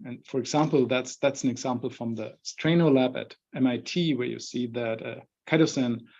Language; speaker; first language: English; non-native, fluent; German